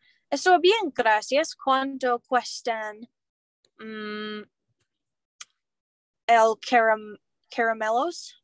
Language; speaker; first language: Spanish; non-native, learner; English